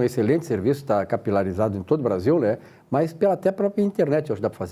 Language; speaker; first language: Portuguese; native; Portuguese